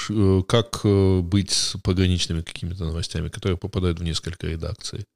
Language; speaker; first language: Ukrainian; non-native, local second language; Russian